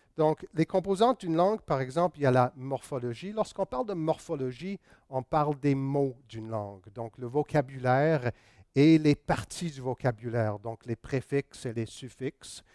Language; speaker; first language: French; non-native, local second language; English